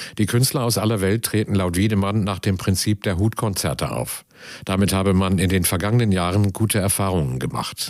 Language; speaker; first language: German; native; German